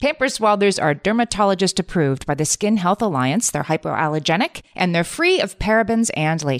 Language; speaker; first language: English; native; English